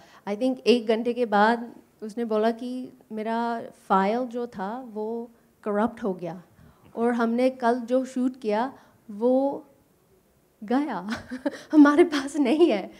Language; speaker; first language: Hindi; non-native, learner; English